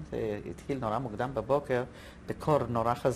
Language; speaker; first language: Hebrew; non-native, fluent; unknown